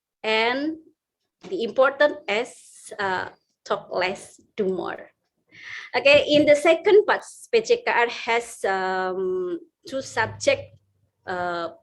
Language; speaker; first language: English; non-native, learner; Indonesian